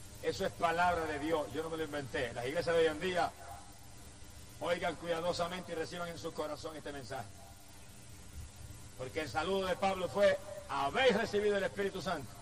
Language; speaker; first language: Spanish; native; Spanish